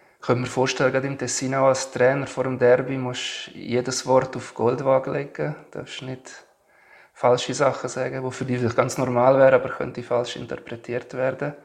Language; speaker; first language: German; native; German